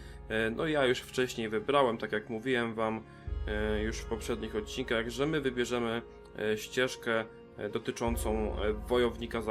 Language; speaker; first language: Polish; native; Polish